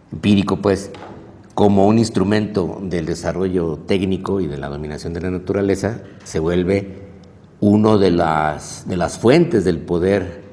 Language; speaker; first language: Spanish; native; Spanish